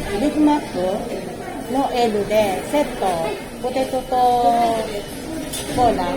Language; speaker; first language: Japanese; non-native, fluent; Filipino